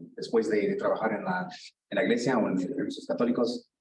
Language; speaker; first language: Spanish; non-native, learner; English